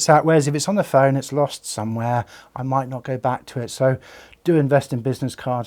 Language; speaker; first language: English; native; English